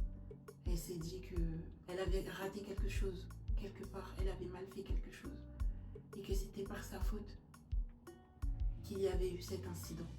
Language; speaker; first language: French; native; French